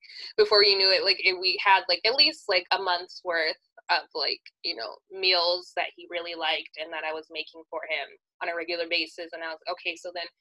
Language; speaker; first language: English; native; English